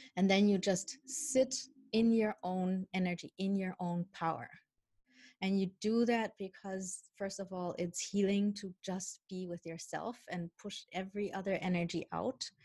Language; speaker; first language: English; non-native, fluent; Dutch